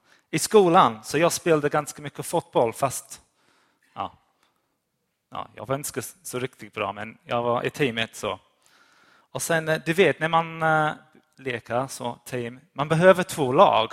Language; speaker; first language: Swedish; non-native, fluent; English